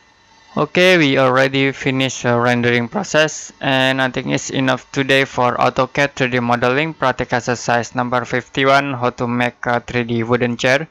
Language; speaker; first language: English; non-native, learner; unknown